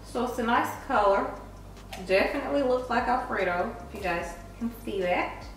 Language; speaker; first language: English; native; English